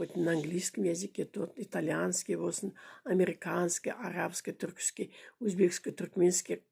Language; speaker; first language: Russian; non-native, local second language; Kazakh